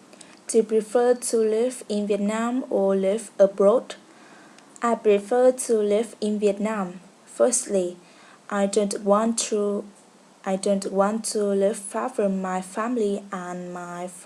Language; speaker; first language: English; non-native, learner; Vietnamese